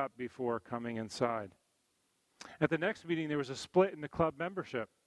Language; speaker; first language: English; native; English